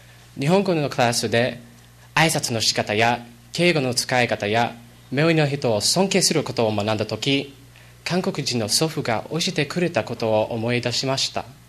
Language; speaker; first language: Japanese; non-native, learner; English